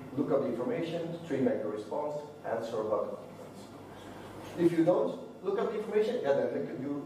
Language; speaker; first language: English; non-native, fluent; Dutch